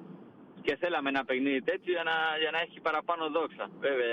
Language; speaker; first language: Greek; non-native, fluent; Spanish